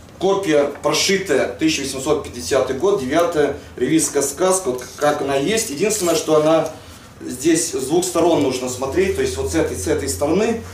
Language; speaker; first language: Russian; native; Russian